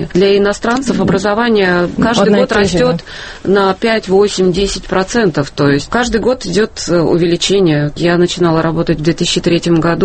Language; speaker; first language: Russian; native; Russian